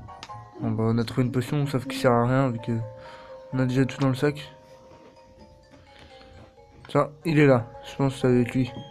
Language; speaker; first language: French; native; French